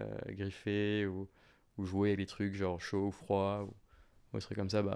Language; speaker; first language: French; native; French